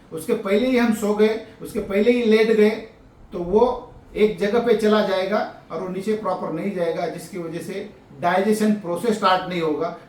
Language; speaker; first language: Hindi; non-native, local second language; Marathi